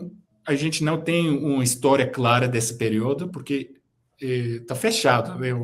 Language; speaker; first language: Portuguese; non-native, fluent; Turkish